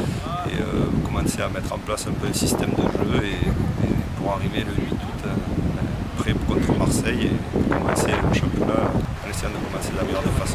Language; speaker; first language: French; native; French